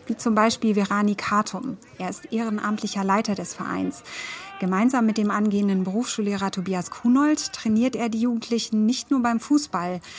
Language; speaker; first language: German; native; German